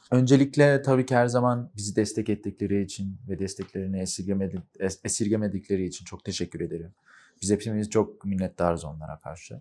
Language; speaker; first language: Turkish; early bilingual, heritage; Turkish